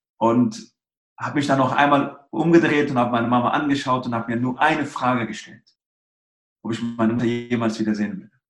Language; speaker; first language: German; early bilingual, other home language; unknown